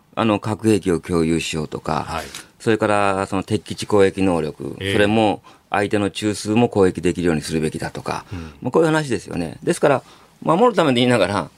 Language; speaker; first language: Japanese; native; Japanese